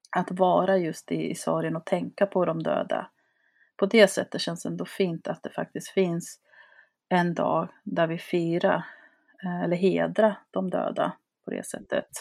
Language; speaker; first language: Swedish; early bilingual, other home language; Spanish